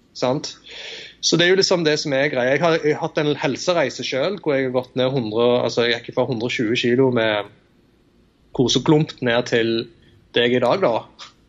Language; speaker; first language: Norwegian; early bilingual, other home language; Tamil